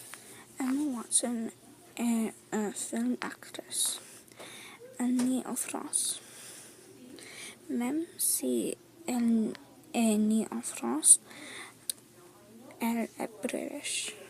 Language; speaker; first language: French; non-native, learner; English